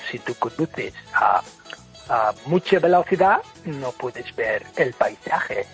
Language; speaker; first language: Spanish; non-native, fluent; English